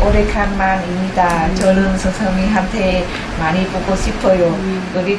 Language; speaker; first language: Korean; non-native, learner; Vietnamese